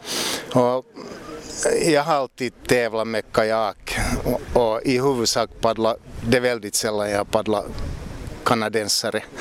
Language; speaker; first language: Swedish; native; Swedish